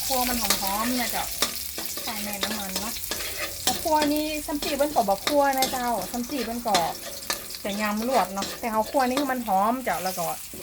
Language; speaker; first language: Thai; native; Thai